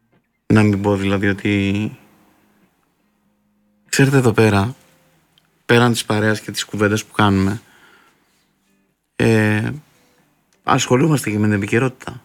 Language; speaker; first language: Greek; native; Greek